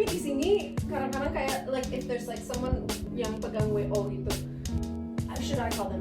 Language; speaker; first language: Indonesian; non-native, fluent; English